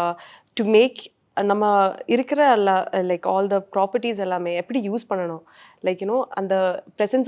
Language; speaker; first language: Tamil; non-native, learner; Malayalam